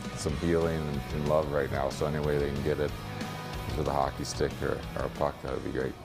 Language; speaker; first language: English; native; English